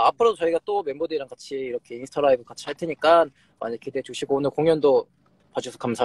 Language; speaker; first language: Korean; native; Korean